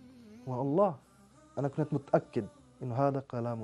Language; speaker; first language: Arabic; non-native, learner; French